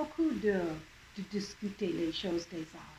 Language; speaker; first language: French; non-native, local second language; English